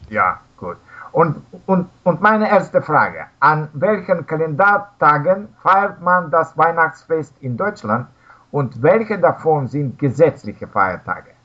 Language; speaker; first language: German; non-native, learner; Russian